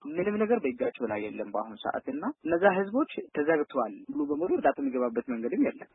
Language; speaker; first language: Amharic; non-native, local second language; Afar